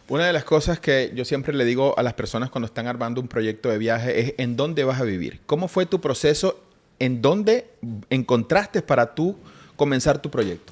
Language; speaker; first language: Spanish; native; Spanish